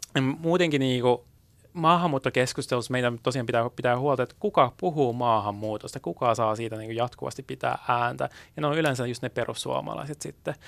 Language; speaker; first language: Finnish; early bilingual, other home language; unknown